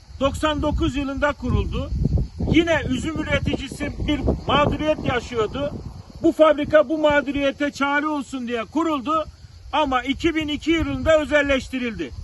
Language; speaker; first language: Turkish; native; Turkish